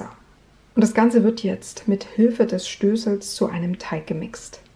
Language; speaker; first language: German; native; German